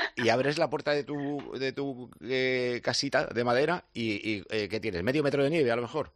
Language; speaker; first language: Spanish; native; Spanish